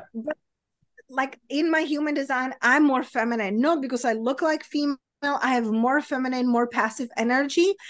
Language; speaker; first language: English; non-native, fluent; Czech